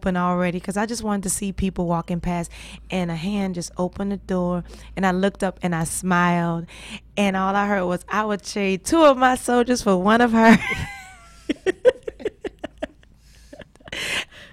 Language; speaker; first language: English; native; English